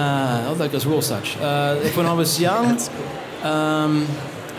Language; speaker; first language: English; native; English